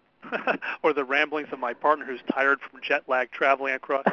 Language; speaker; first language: English; native; English